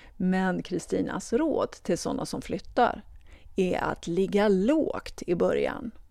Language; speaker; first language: Swedish; native; Swedish